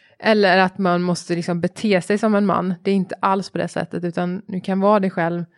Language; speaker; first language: Swedish; native; Swedish